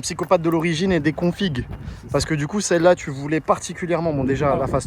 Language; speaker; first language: French; native; French